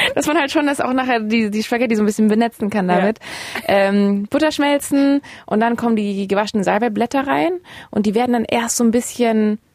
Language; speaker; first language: German; native; German